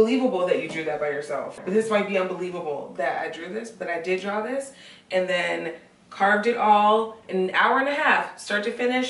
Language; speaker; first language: English; native; English